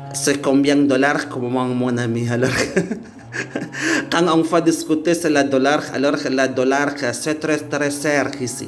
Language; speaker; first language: French; non-native, learner; Indonesian